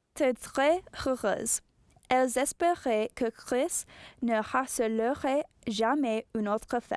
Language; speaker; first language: French; non-native, learner; English